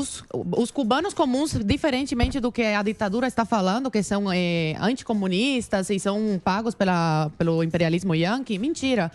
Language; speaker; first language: Portuguese; non-native, fluent; Spanish